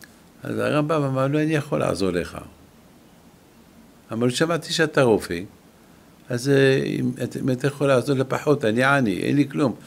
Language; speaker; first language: Hebrew; non-native, fluent; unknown